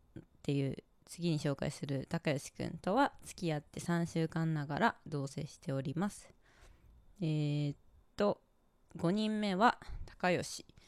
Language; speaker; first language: Japanese; native; Japanese